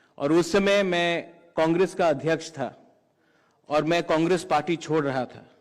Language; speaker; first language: Hindi; non-native, local second language; Kok Borok